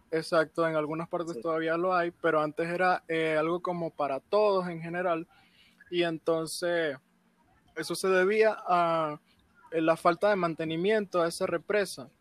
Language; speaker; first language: Spanish; native; Spanish